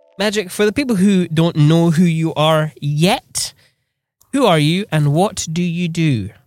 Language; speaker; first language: English; native; English